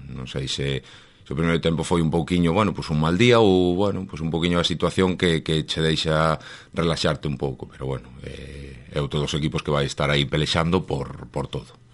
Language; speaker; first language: Galician; native; Galician